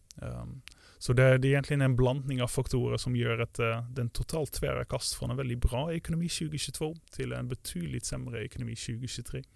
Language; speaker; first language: Swedish; non-native, fluent; Dutch